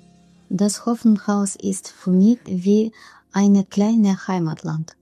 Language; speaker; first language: German; non-native, learner; Russian